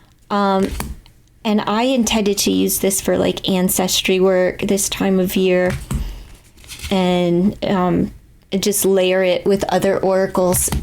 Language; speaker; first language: English; native; English